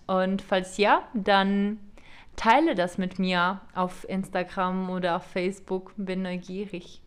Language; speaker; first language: German; non-native, fluent; Czech